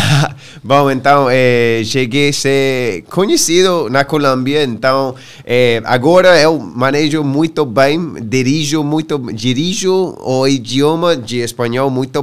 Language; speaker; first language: Portuguese; non-native, learner; English